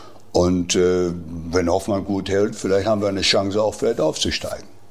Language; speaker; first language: German; native; German